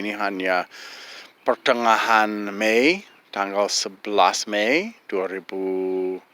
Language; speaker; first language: Indonesian; non-native, fluent; English